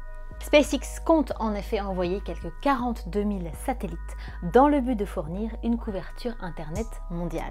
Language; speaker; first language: French; native; French